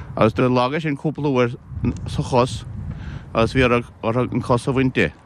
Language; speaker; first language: Irish; native; Irish